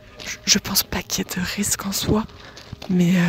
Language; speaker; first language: French; native; French